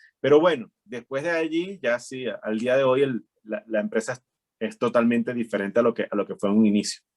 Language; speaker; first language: Spanish; native; Spanish